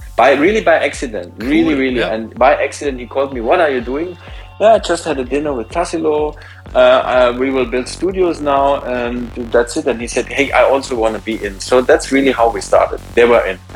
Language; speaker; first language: English; non-native, fluent; German